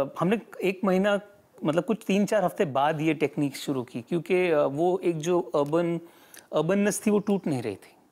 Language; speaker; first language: Hindi; native; Hindi